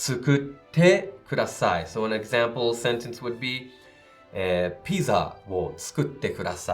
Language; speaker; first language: Japanese; non-native, fluent; English